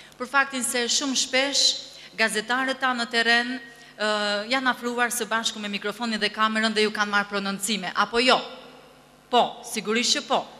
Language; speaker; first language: Albanian; native; Albanian